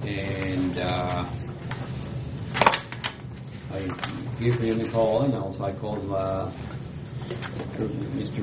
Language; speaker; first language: English; native; English